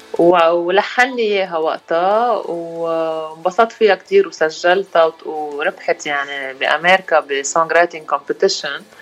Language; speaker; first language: Arabic; native; Arabic